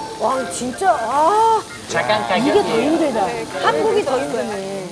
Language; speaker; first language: Korean; native; Korean